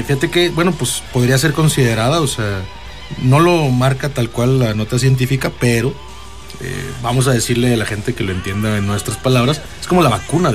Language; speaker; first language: Spanish; native; Spanish